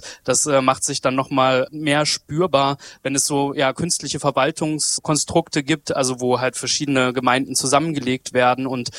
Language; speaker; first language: German; native; German